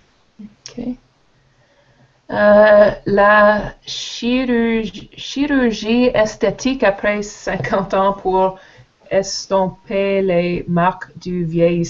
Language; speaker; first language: French; non-native, learner; English